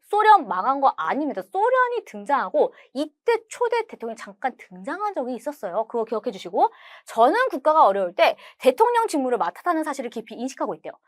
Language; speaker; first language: Korean; native; Korean